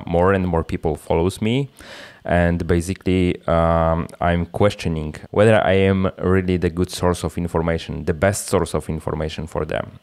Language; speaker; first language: English; non-native, fluent; Polish